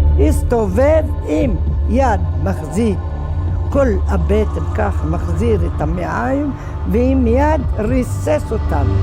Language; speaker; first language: Hebrew; non-native, fluent; Arabic